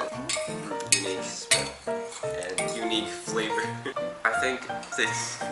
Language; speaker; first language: English; non-native, fluent; Chinese